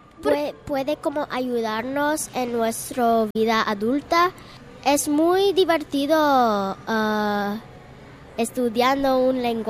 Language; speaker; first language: Spanish; non-native, learner; English